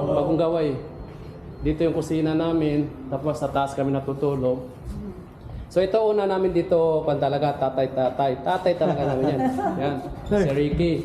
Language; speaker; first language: Filipino; non-native, local second language; Maranao